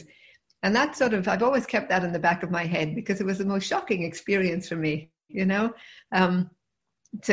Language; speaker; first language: English; native; English